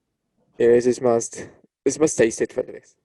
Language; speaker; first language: English; non-native, learner; Spanish